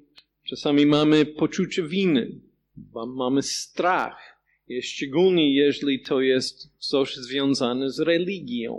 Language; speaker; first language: Polish; non-native, fluent; English